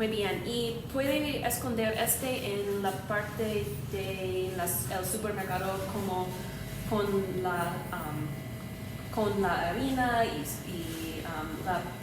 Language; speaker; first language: Spanish; non-native, learner; English